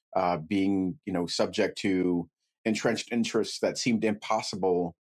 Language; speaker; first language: English; native; English